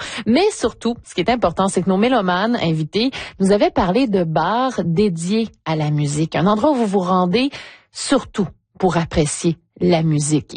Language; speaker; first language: French; native; French